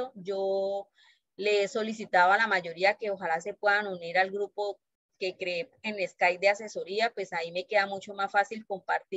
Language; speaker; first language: Spanish; native; Spanish